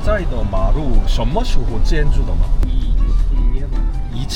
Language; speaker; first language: Chinese; non-native, learner; Korean